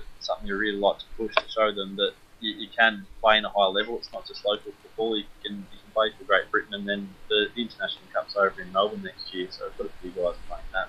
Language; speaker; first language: English; native; English